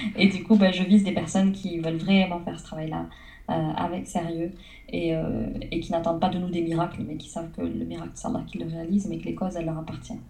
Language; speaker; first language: French; early bilingual, other home language; Arabic